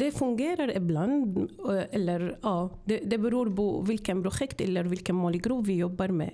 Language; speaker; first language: Swedish; non-native, fluent; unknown